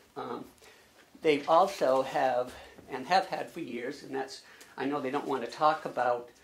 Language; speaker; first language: English; native; English